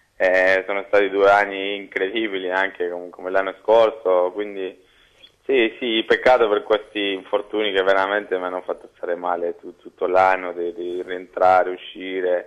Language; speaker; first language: Italian; non-native, fluent; Spanish